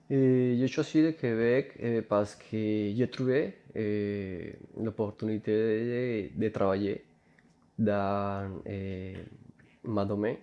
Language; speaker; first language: French; non-native, learner; Spanish